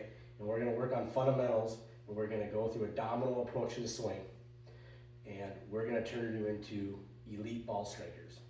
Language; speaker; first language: English; native; English